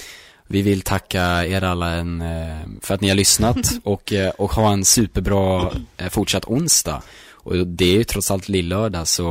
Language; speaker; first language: Swedish; native; Swedish